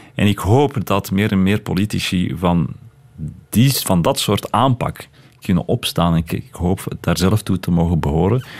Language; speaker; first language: Dutch; early bilingual, other home language; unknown